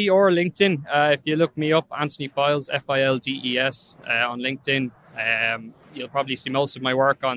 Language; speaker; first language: English; native; English